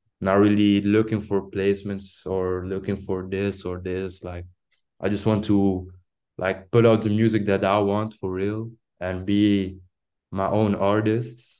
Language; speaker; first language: English; non-native, fluent; French